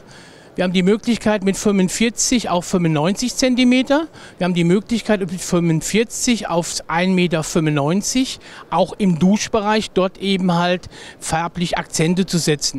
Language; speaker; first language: German; native; German